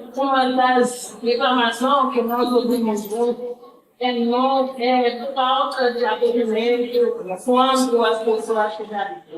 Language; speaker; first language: Portuguese; non-native, fluent; Haitian Creole